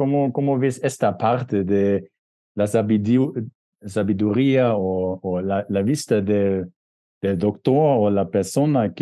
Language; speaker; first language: Spanish; non-native, fluent; German